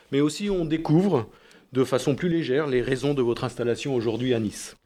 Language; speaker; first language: French; native; French